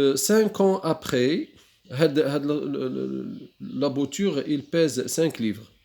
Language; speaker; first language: French; non-native, local second language; Arabic